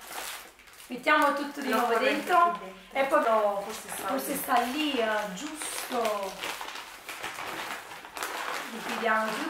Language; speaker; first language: Italian; native; Italian